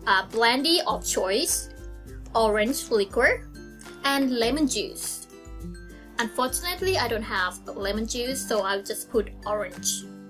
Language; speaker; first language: English; non-native, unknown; Thai